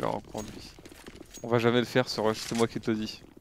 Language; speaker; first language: French; native; French